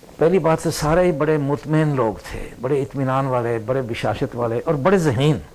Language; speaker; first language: Urdu; non-native, local second language; Punjabi